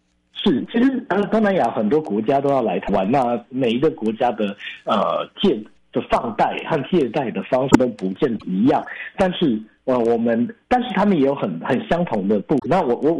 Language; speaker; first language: Chinese; native; Chinese